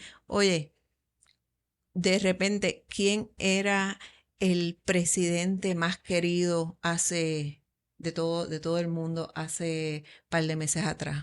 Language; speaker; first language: Spanish; native; Spanish